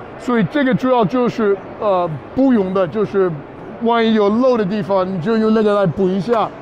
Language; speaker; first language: Chinese; non-native, fluent; English